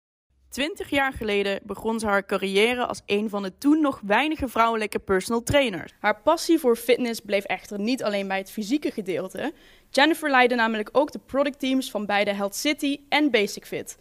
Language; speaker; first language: Dutch; native; Dutch